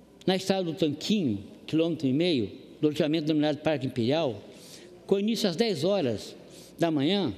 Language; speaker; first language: Portuguese; native; Portuguese